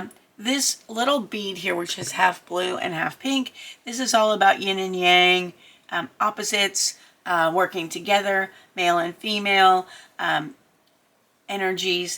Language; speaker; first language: English; native; English